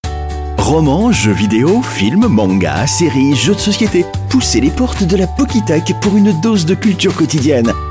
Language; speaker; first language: French; native; French